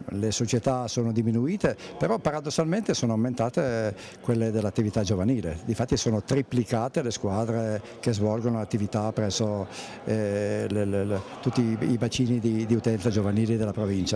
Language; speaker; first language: Italian; native; Italian